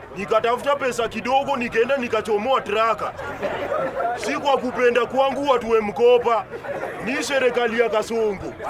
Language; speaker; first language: Swahili; native; Swahili